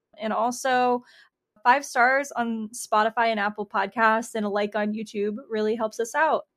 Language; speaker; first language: English; native; English